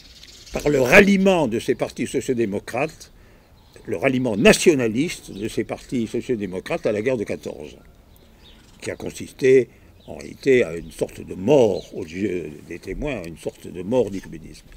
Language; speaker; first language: French; native; French